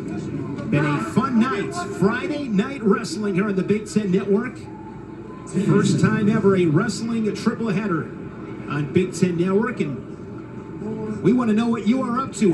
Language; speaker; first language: English; native; English